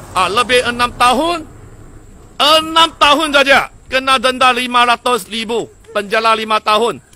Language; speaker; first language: Malay; non-native, local second language; Chinese